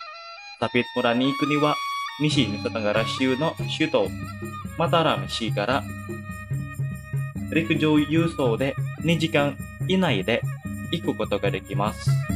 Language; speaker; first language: Japanese; non-native, fluent; Indonesian